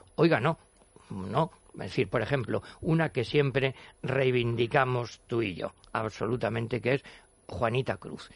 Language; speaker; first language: Spanish; native; Spanish